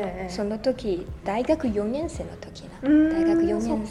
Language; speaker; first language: Japanese; non-native, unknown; Chinese